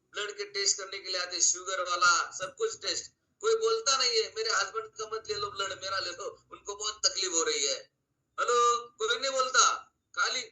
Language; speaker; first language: Hindi; non-native, local second language; Marathi